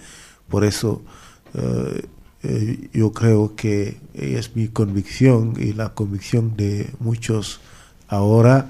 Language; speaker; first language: Spanish; non-native, fluent; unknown